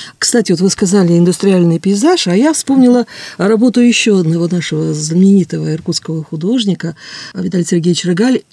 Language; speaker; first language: Russian; native; Russian